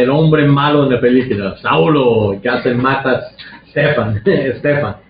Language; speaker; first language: Spanish; non-native, learner; English